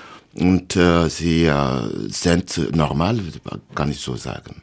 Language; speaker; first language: German; non-native, learner; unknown